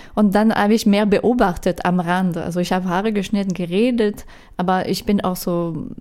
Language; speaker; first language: German; non-native, fluent; French